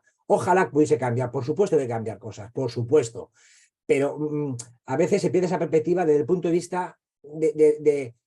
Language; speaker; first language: Spanish; native; Spanish